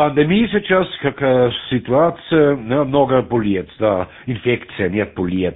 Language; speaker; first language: Russian; non-native, learner; German